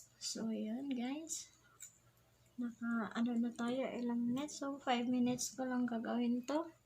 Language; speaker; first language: Filipino; non-native, local second language; Bikol